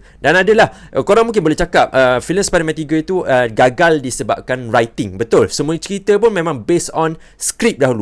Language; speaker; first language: Malay; native; Malay